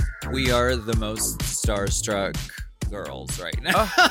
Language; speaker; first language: English; native; English